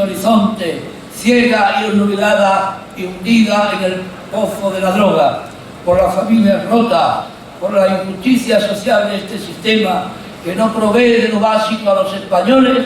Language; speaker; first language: Spanish; native; Spanish